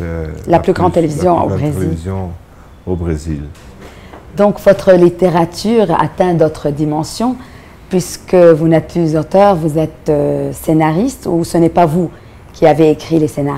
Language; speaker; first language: French; non-native, local second language; Arabic